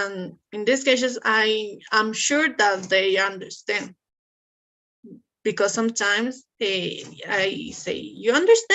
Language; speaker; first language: English; non-native, learner; Spanish